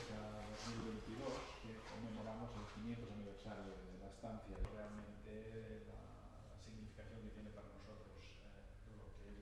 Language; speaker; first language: Spanish; non-native, local second language; Catalan